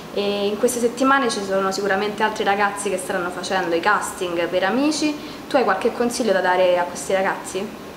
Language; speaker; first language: Italian; native; Italian